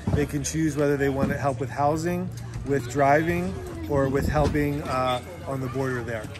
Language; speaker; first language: English; native; English